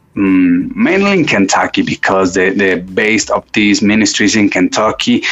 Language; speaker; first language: English; non-native, fluent; Spanish